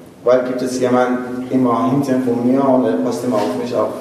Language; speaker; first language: German; non-native, learner; Persian